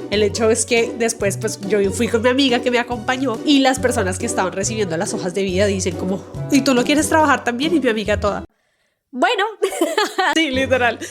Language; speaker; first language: Spanish; native; Spanish